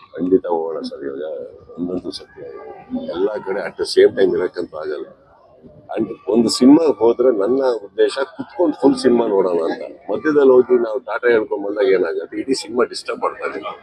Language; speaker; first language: Kannada; native; Kannada